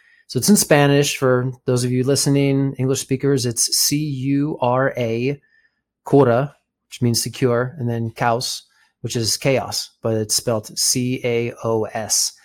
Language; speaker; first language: English; native; English